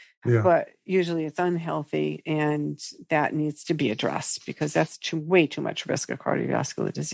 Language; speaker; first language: English; native; English